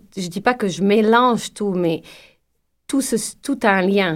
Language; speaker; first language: French; native; French